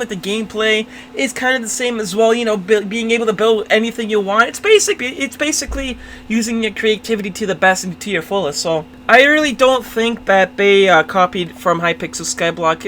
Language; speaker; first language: English; native; English